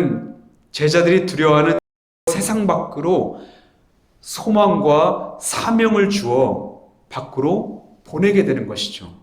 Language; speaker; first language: Korean; native; Korean